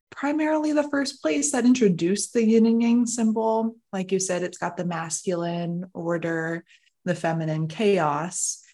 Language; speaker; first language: English; native; English